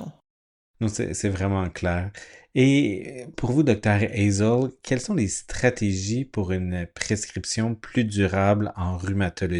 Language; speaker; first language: French; native; French